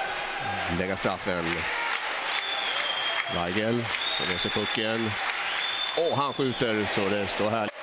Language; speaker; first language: Swedish; native; Swedish